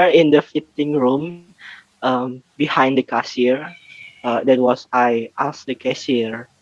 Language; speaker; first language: English; non-native, learner; Indonesian